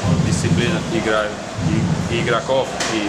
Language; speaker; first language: Russian; non-native, learner; Slovak